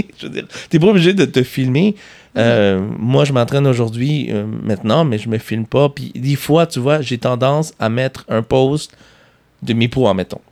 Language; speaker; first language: French; non-native, fluent; Spanish